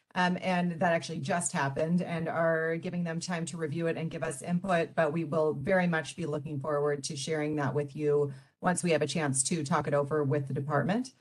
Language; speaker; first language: English; native; English